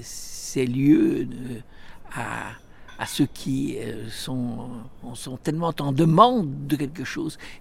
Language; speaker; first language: French; native; French